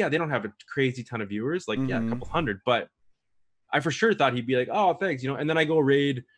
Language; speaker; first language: English; native; English